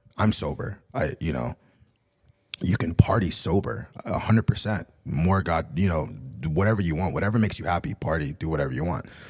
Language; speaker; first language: English; early bilingual, other home language; Spanish